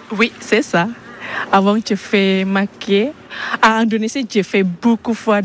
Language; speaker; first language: French; non-native, learner; Indonesian